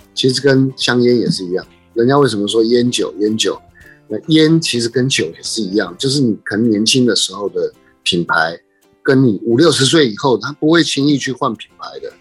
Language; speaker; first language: Chinese; native; Chinese